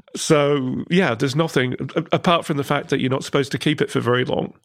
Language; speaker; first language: English; native; English